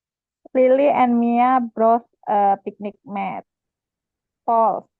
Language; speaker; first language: English; non-native, learner; Indonesian